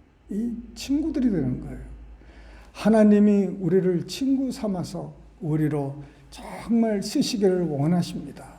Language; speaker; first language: Korean; native; Korean